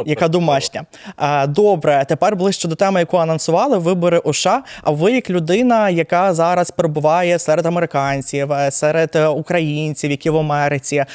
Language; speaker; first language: Ukrainian; native; Ukrainian